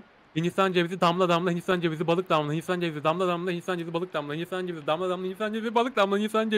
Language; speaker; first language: Turkish; native; Turkish